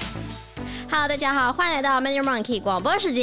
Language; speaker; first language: Chinese; native; Chinese